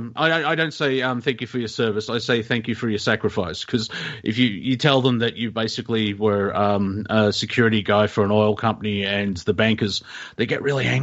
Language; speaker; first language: English; native; English